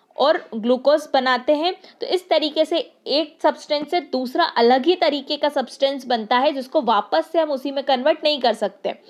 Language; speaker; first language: Hindi; native; Hindi